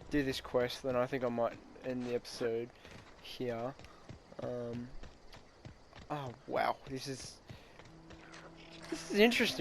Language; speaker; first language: English; native; English